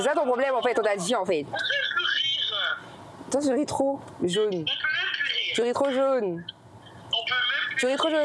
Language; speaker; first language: French; native; French